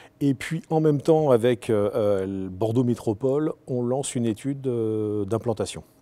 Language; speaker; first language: French; native; French